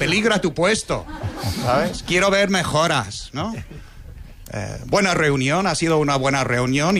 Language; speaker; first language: Spanish; non-native, fluent; English